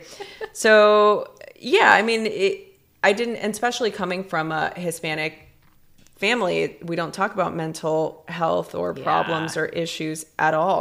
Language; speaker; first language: English; native; English